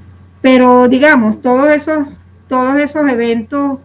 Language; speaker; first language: Spanish; native; Spanish